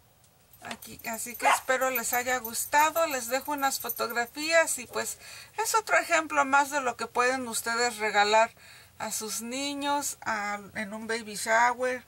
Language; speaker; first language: Spanish; native; Spanish